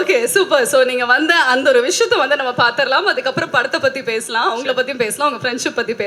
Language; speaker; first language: Tamil; native; Tamil